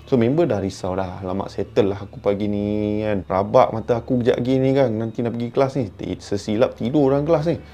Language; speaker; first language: Malay; native; Malay